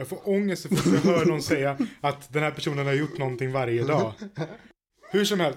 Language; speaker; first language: Swedish; native; Swedish